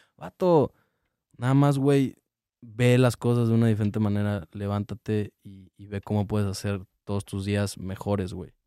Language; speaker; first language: Spanish; native; Spanish